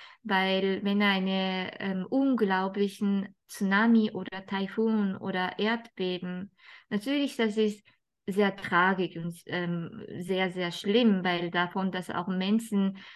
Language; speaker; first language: German; non-native, fluent; Japanese